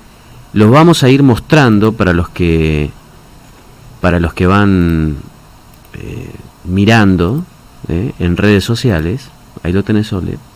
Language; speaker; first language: Spanish; native; Spanish